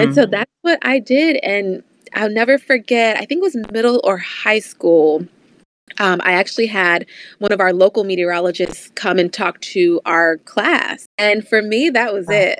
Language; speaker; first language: English; native; English